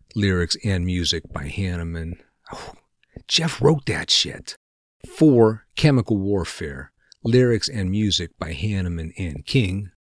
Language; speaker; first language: English; native; English